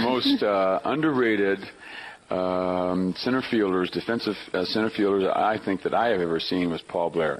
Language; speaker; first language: English; native; English